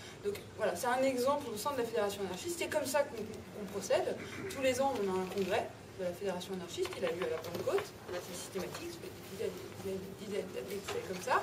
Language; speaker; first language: French; native; French